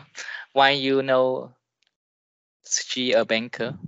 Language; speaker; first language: English; non-native, learner; Vietnamese